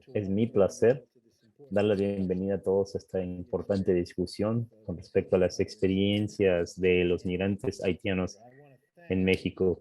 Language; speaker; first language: Spanish; non-native, fluent; English